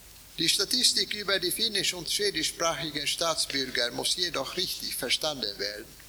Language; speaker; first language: German; non-native, fluent; Swedish